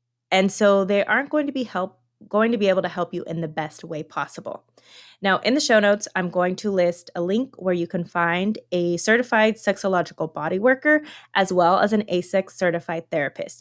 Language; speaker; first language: English; early bilingual, other home language; Spanish